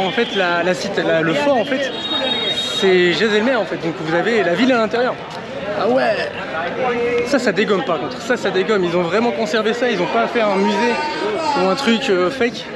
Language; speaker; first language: French; native; French